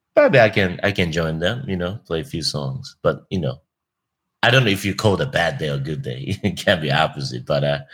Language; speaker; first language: English; non-native, fluent; Japanese